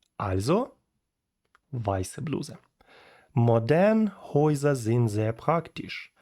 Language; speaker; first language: German; non-native, learner; Ukrainian